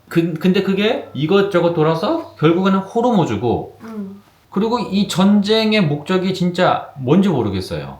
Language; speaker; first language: Korean; native; Korean